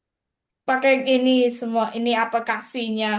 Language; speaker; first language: Indonesian; non-native, learner; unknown